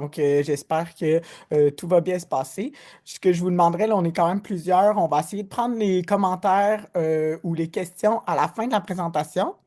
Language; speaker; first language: French; native; French